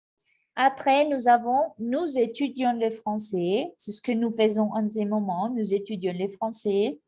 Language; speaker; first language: French; non-native, fluent; Spanish